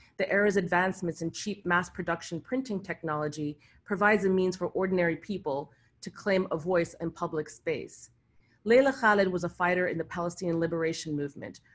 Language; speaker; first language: English; early bilingual, other home language; Arabic